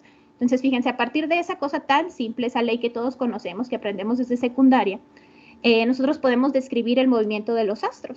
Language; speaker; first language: Spanish; native; Spanish